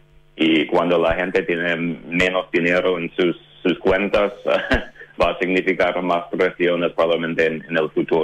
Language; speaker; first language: Spanish; non-native, fluent; English